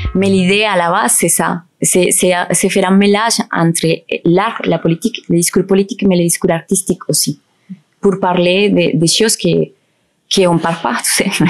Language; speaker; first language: French; non-native, fluent; Spanish